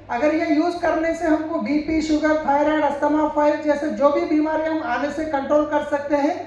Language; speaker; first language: Hindi; non-native, local second language; Telugu